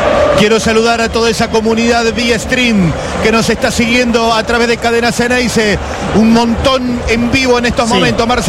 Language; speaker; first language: Spanish; native; Spanish